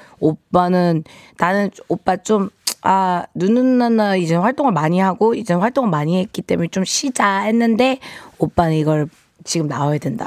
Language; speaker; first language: Korean; early bilingual, heritage; Korean